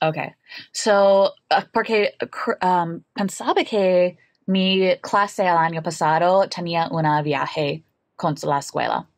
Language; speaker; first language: Spanish; non-native, learner; English